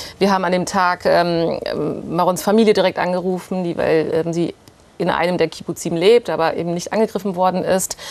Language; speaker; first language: German; early bilingual, other home language; Urdu